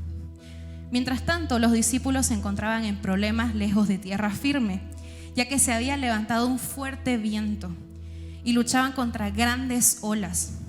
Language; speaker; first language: Spanish; native; Spanish